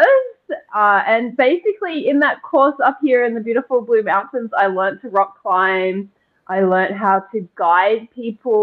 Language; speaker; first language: English; native; English